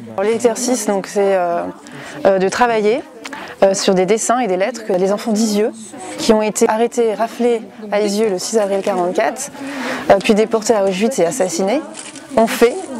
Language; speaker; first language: French; native; French